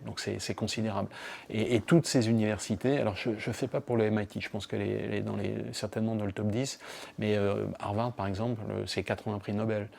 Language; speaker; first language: French; native; French